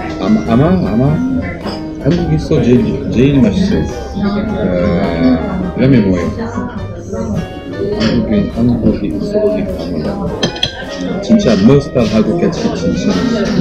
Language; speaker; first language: Korean; non-native, learner; French